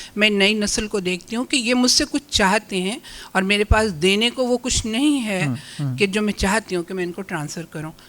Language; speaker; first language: Urdu; native; Urdu